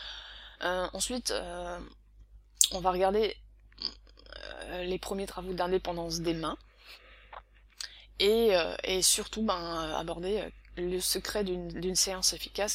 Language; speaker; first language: French; native; French